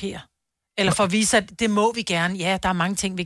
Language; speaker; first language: Danish; native; Danish